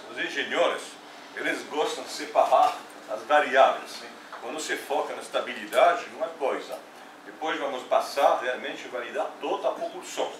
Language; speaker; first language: Portuguese; non-native, fluent; French